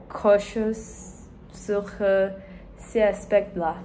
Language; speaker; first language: French; non-native, learner; Spanish